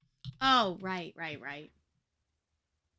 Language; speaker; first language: English; native; English